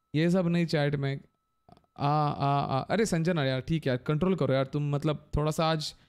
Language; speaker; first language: Hindi; non-native, local second language; Marathi